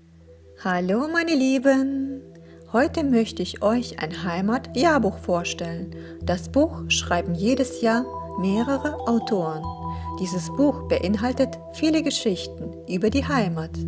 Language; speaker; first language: German; early bilingual, other home language; Russian